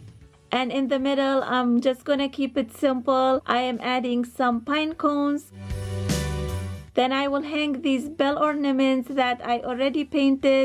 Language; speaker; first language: English; non-native, fluent; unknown